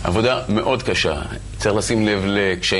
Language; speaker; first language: Hebrew; native; Hebrew